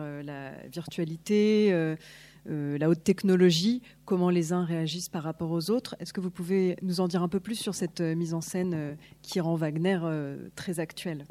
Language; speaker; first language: French; native; French